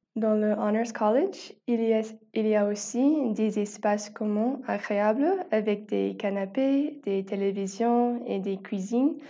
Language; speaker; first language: French; non-native, fluent; English